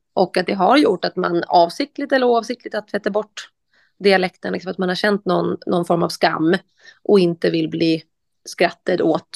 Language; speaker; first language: Swedish; native; Swedish